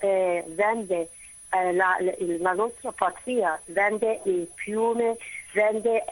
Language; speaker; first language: Italian; non-native, fluent; Turkish